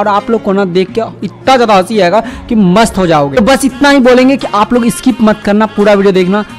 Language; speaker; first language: Hindi; native; Hindi